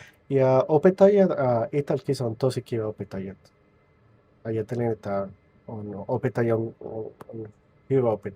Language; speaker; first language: Finnish; non-native, learner; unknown